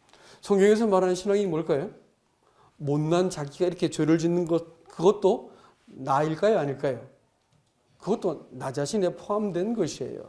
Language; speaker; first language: Korean; native; Korean